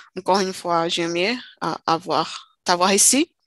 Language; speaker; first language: French; non-native, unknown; Portuguese